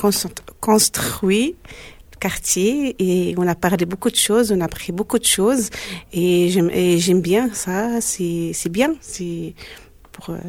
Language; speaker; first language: French; non-native, learner; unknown